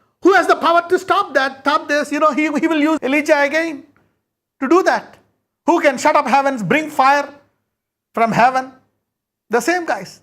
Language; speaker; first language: English; non-native, local second language; Telugu